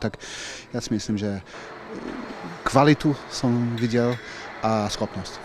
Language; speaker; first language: Slovak; non-native, fluent; English